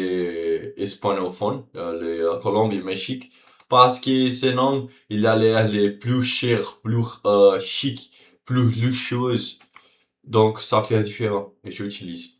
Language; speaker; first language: French; non-native, learner; Portuguese